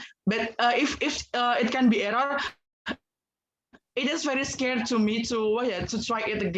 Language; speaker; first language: English; non-native, learner; Indonesian